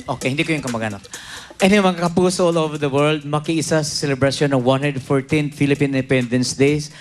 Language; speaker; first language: Filipino; native; Filipino